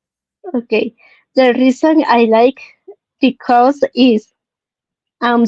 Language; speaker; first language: English; non-native, learner; Spanish